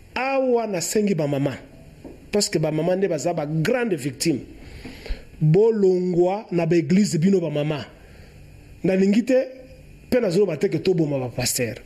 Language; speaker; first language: Lingala; non-native, local second language; Luba-Lulua